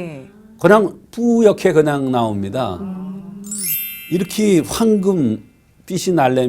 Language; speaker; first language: Korean; native; Korean